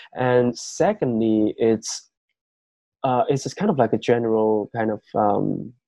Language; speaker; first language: English; non-native, fluent; Chinese